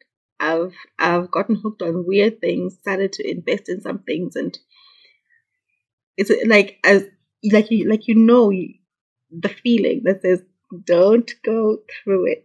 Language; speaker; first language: English; non-native, local second language; Shona